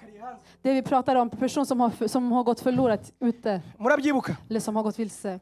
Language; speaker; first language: Swedish; early bilingual, other home language; Kinyarwanda